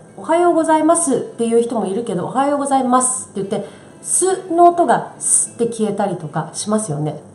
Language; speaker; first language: Japanese; native; Japanese